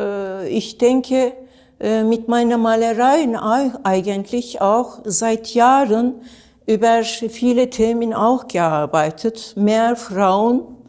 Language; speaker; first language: German; non-native, learner; Turkish